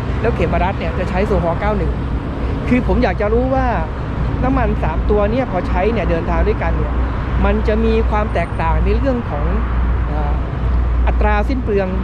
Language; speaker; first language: Thai; native; Thai